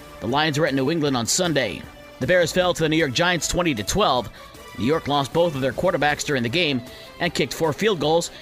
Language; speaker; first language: English; native; English